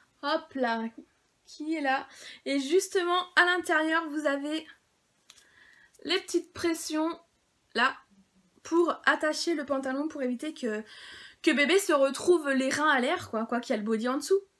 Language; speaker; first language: French; native; French